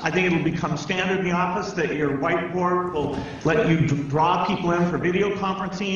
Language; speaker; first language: English; native; English